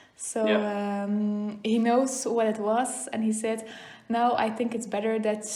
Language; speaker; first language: English; non-native, fluent; Dutch